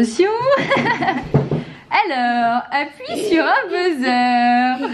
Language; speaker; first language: French; native; French